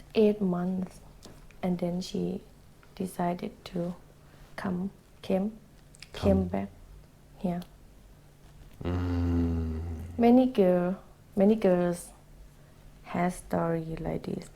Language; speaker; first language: English; non-native, learner; Thai